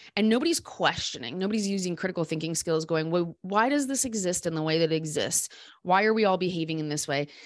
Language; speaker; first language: English; native; English